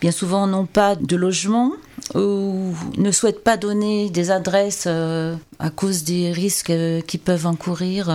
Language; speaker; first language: French; native; French